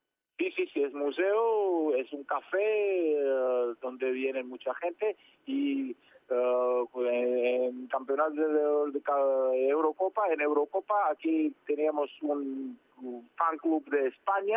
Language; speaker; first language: Spanish; non-native, fluent; Georgian